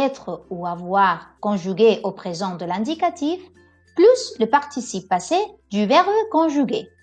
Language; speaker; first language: French; non-native, fluent; Spanish